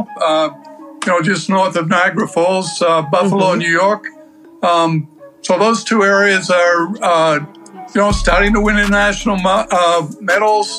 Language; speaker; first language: English; native; English